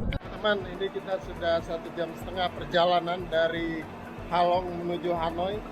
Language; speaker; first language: Indonesian; native; Indonesian